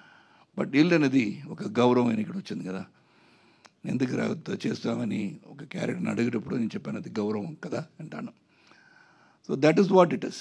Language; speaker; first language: Telugu; non-native, local second language; Tamil